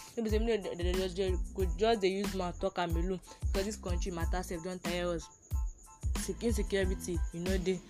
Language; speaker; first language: Nigerian Pidgin; non-native, local second language; Yoruba